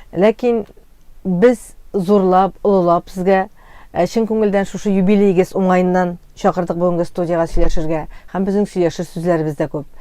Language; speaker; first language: Tatar; native; Tatar